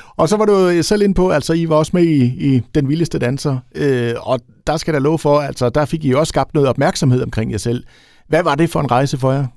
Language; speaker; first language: Danish; native; Danish